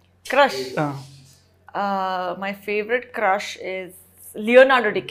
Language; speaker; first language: Telugu; non-native, fluent; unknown